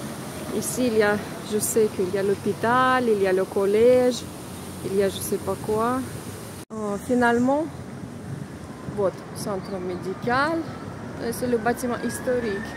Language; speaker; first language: French; non-native, fluent; Russian